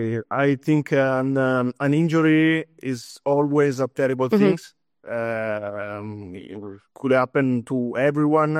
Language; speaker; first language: English; non-native, fluent; Italian